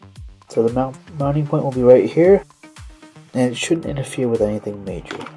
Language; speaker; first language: English; native; English